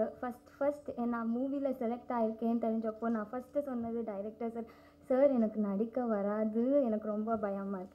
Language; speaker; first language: Tamil; non-native, learner; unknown